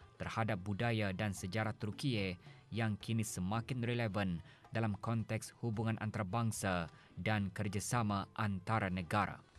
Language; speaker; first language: Malay; native; Malay